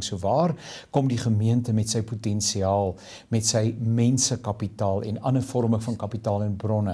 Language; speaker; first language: Afrikaans; native; Afrikaans